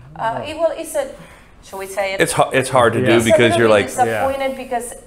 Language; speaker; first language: English; non-native, fluent; Spanish